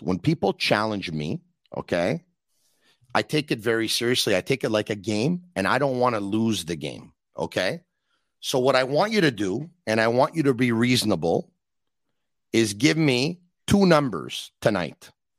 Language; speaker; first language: English; native; English